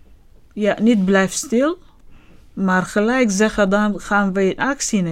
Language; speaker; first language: Dutch; non-native, learner; Arabic